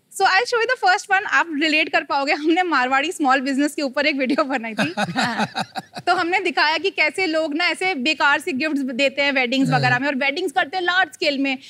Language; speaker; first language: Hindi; native; Hindi